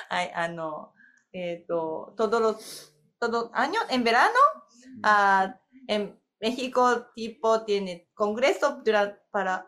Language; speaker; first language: Spanish; non-native, learner; Korean